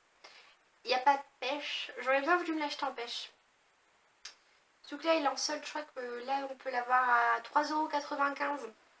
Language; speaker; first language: French; native; French